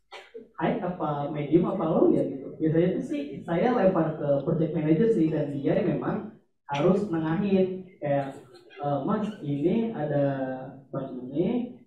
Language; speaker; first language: Indonesian; native; Indonesian